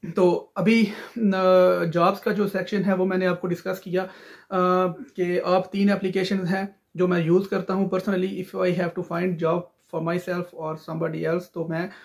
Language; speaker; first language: Urdu; non-native, local second language; Punjabi